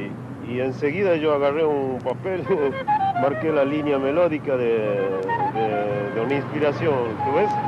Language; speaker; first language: Spanish; non-native, local second language; Quechua